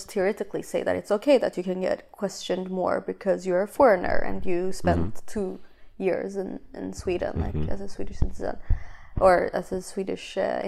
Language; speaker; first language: English; non-native, fluent; Swedish